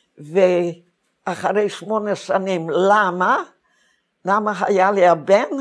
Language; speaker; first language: Hebrew; non-native, fluent; Hungarian